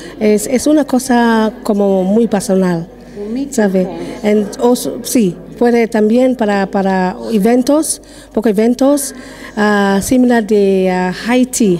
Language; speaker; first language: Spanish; non-native, learner; English